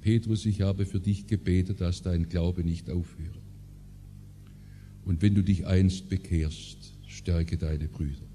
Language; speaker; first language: German; native; German